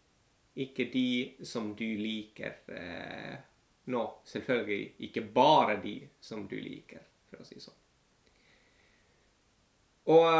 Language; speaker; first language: Norwegian; non-native, fluent; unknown